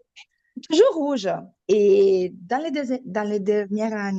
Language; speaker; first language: French; non-native, fluent; Italian